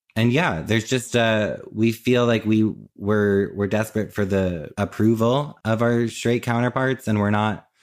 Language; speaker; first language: English; native; English